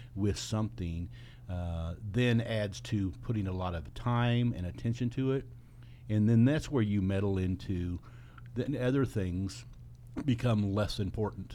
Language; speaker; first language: English; native; English